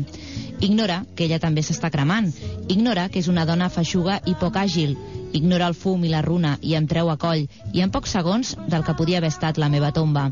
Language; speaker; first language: Catalan; native; Catalan